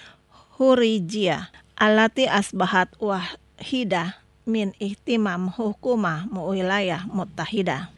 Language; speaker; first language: Arabic; non-native, fluent; Indonesian